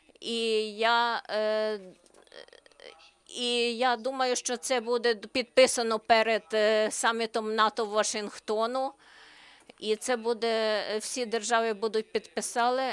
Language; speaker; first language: Ukrainian; non-native, learner; Slovenian